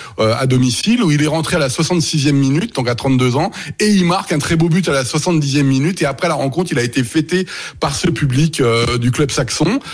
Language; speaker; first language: French; native; French